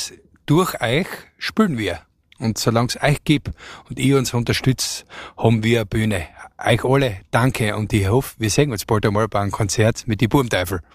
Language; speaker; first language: German; native; German